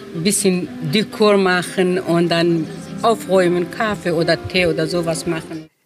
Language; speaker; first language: German; non-native, fluent; Ukrainian